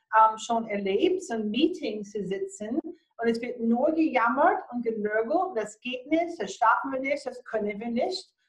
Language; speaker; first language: German; non-native, fluent; English